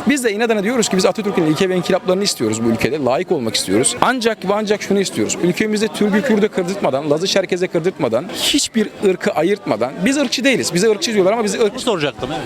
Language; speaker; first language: Turkish; native; Turkish